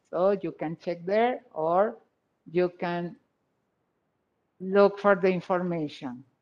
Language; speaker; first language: English; non-native, fluent; Spanish